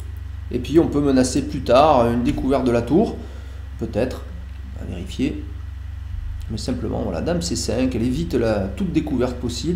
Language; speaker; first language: French; native; French